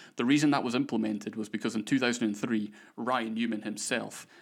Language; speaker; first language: English; native; English